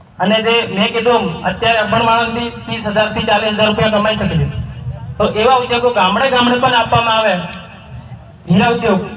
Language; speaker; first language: Gujarati; non-native, local second language; Rathawi